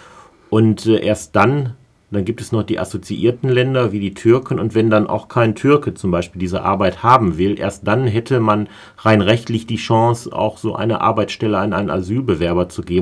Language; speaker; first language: German; native; German